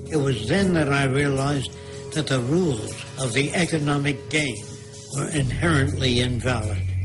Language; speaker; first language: English; native; English